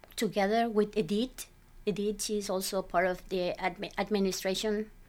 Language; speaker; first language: English; non-native, fluent; Spanish